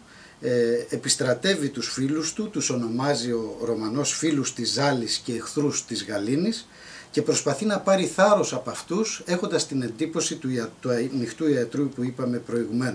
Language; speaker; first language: Greek; native; Greek